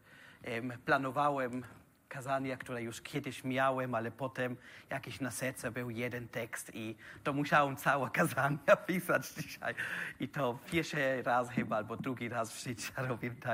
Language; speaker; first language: Polish; non-native, learner; German